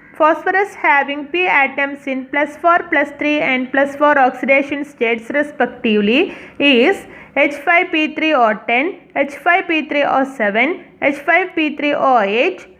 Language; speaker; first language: English; non-native, local second language; Malayalam